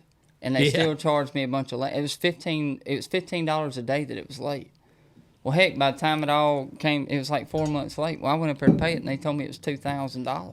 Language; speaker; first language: English; native; English